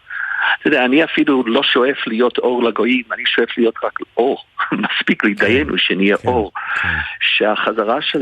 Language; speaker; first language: Hebrew; non-native, fluent; English